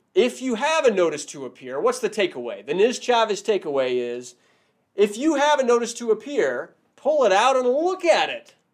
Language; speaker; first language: English; native; English